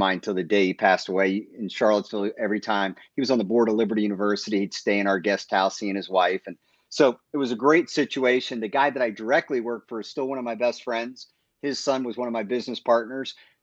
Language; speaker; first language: English; native; English